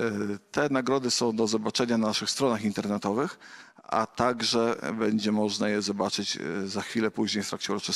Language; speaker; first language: Polish; native; Polish